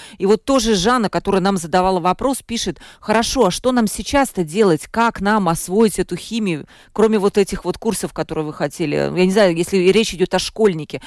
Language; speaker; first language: Russian; native; Russian